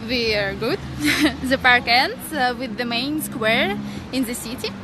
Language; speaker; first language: English; non-native, learner; Russian